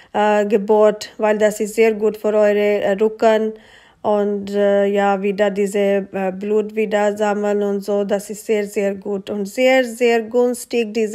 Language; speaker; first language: German; non-native, learner; Urdu